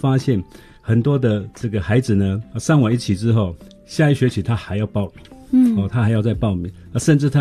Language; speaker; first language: Chinese; non-native, local second language; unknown